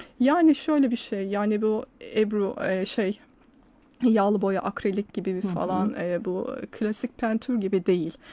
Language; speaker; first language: Turkish; native; Turkish